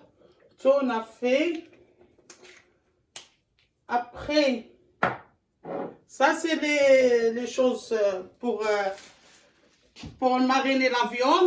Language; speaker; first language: French; non-native, learner; Arabic